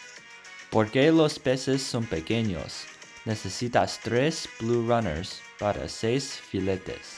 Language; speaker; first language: Spanish; non-native, learner; English